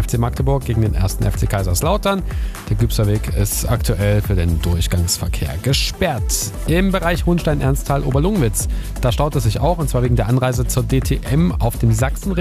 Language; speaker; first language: German; native; German